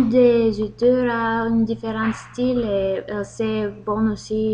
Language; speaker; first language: French; non-native, learner; Bulgarian